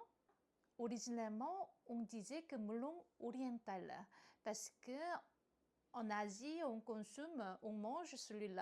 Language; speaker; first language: French; non-native, learner; Korean